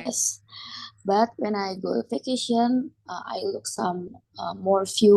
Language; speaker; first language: English; non-native, learner; Indonesian